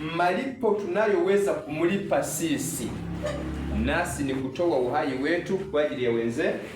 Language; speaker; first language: Swahili; non-native, local second language; Rundi